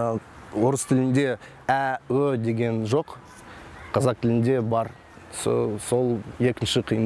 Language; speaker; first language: Kazakh; non-native, local second language; Russian